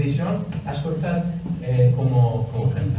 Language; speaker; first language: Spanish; non-native, learner; Italian